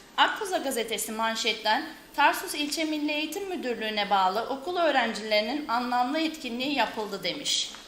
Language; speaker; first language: Turkish; native; Turkish